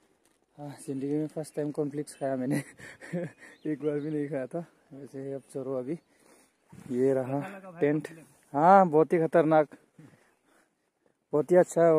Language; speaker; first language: Hindi; non-native, local second language; Assamese